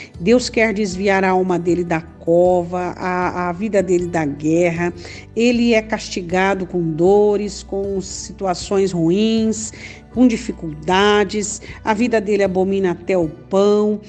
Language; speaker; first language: Portuguese; native; Portuguese